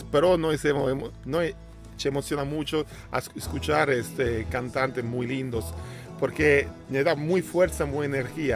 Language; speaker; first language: Spanish; non-native, learner; Italian